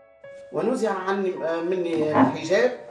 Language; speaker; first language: Arabic; native; Arabic